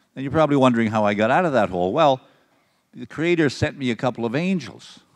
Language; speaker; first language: English; native; English